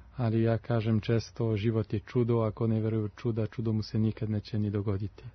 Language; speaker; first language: Serbian; non-native, fluent; French